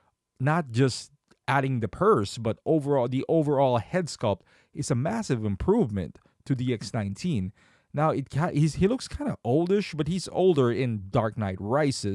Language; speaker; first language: English; native; English